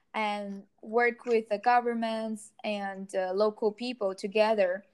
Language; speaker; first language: English; non-native, fluent; Chinese